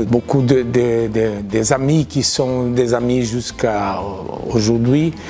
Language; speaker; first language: French; non-native, fluent; Portuguese